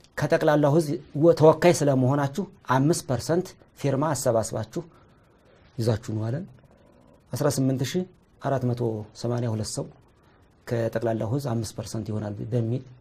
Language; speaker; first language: Amharic; native; Amharic